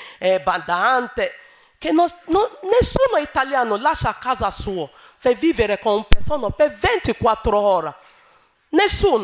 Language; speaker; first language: Italian; non-native, learner; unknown